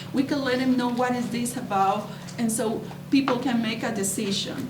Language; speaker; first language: English; non-native, fluent; Spanish